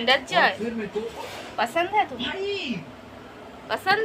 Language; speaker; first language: Hindi; non-native, local second language; Bangla